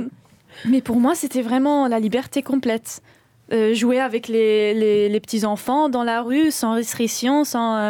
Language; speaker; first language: French; early bilingual, other home language; Spanish